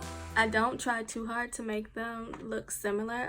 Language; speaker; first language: English; native; English